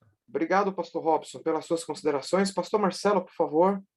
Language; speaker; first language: Portuguese; native; Portuguese